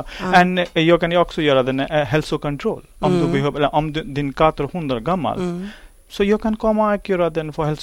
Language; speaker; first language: Swedish; non-native, learner; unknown